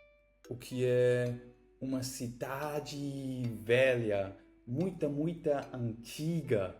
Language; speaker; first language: Portuguese; non-native, learner; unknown